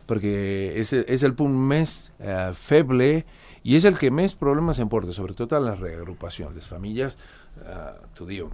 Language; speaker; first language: Catalan; non-native, fluent; Spanish